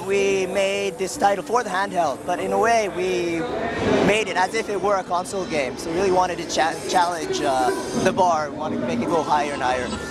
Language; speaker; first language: English; non-native, fluent; Japanese